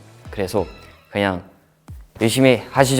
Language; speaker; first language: Korean; non-native, fluent; Chinese